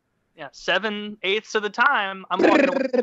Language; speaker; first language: English; native; English